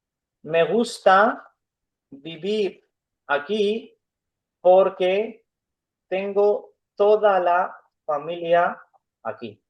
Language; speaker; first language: Spanish; non-native, fluent; Urdu